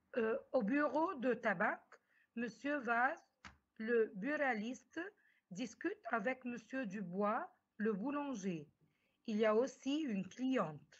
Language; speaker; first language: French; non-native, fluent; Arabic